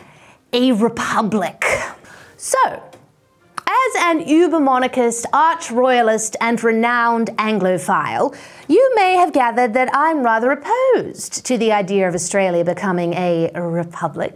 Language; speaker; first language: English; native; English